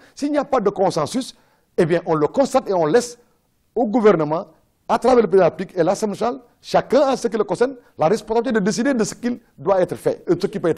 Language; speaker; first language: French; non-native, local second language; Wolof